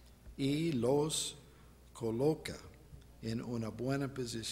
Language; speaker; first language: Spanish; non-native, fluent; English